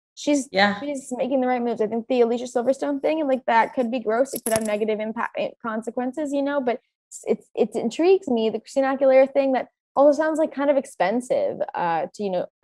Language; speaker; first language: English; native; English